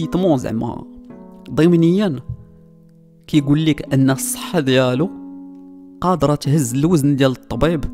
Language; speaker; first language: Arabic; native; Arabic